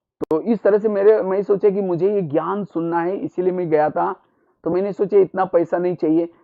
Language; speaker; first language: Hindi; non-native, local second language; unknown